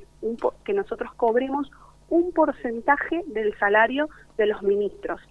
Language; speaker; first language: Spanish; native; Spanish